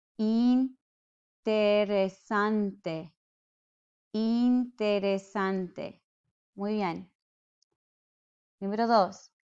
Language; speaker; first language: Spanish; non-native, fluent; English